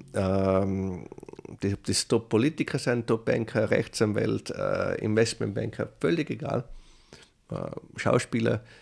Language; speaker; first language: German; native; German